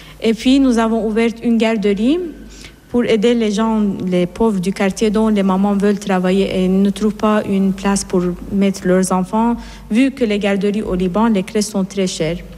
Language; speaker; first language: French; non-native, fluent; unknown